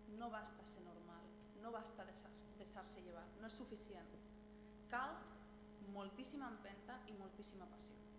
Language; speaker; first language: Catalan; non-native, local second language; Spanish